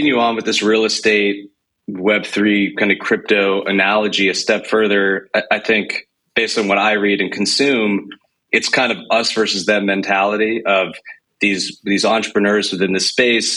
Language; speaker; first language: English; native; English